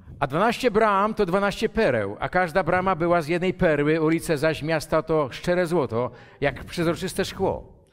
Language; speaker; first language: Polish; native; Polish